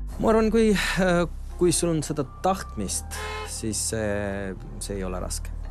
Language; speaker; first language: Estonian; non-native, local second language; Russian